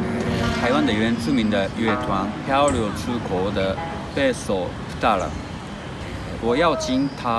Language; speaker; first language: Chinese; non-native, learner; Japanese